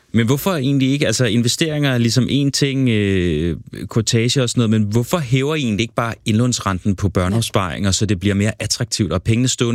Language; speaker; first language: Danish; native; Danish